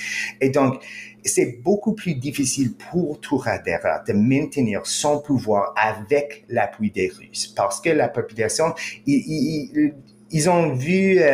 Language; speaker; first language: French; non-native, fluent; English